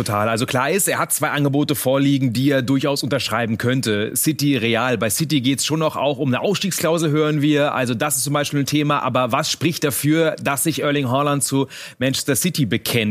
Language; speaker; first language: German; native; German